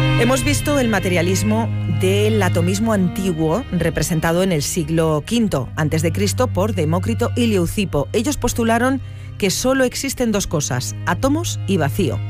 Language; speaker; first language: Spanish; native; Spanish